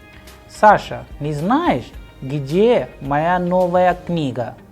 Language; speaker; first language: Russian; non-native, fluent; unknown